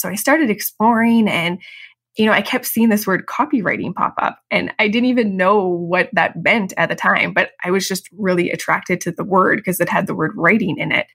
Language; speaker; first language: English; native; English